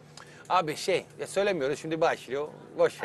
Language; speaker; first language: Turkish; non-native, learner; Italian